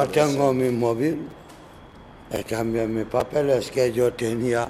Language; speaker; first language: Spanish; non-native, learner; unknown